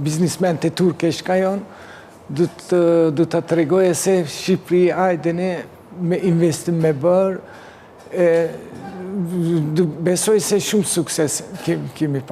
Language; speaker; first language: Albanian; early bilingual, heritage; Turkish